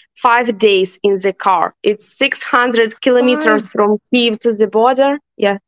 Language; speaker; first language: English; non-native, learner; Ukrainian